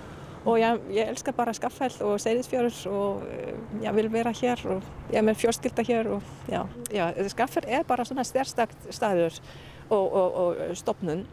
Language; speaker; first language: Icelandic; non-native, learner; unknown